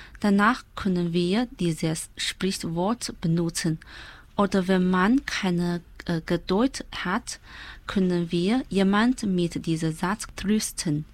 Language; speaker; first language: German; non-native, learner; Chinese